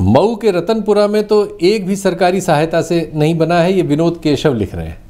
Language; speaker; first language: Hindi; native; Hindi